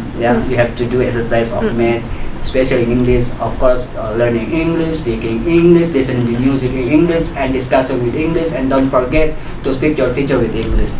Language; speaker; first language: English; non-native, learner; Indonesian